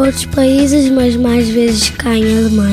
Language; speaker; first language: Portuguese; early bilingual, heritage; Portuguese